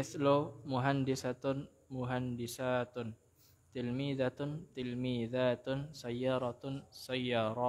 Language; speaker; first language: Arabic; non-native, learner; Indonesian